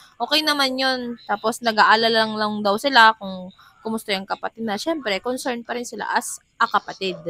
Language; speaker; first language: Filipino; non-native, local second language; Iloko